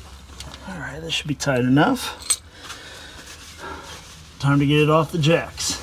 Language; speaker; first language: English; native; English